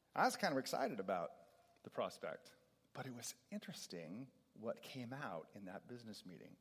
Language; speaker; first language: English; native; English